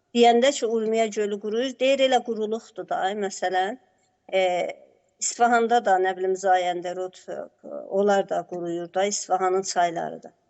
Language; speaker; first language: Azerbaijani; native; Azerbaijani